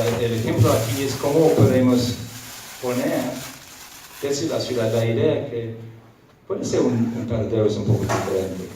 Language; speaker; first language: Spanish; non-native, fluent; English